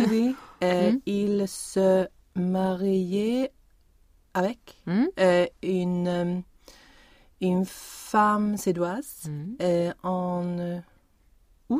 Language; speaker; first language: French; non-native, learner; Swedish